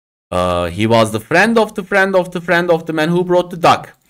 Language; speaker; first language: English; non-native, fluent; Turkish